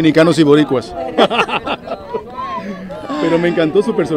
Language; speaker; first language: Spanish; native; Spanish